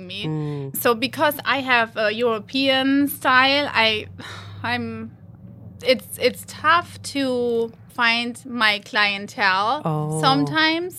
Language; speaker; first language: English; non-native, fluent; German